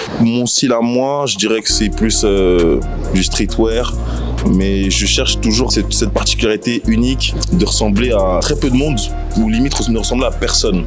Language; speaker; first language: French; native; French